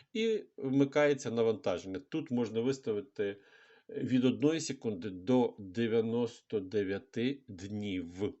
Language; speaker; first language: Ukrainian; non-native, local second language; Russian